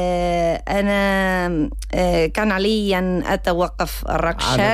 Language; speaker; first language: Arabic; non-native, learner; Spanish